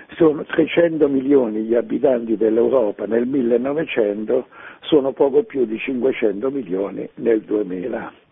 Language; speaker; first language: Italian; native; Italian